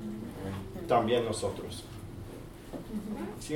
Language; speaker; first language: Spanish; early bilingual, heritage; English